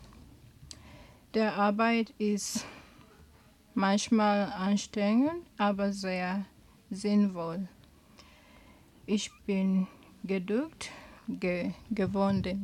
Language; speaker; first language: German; non-native, learner; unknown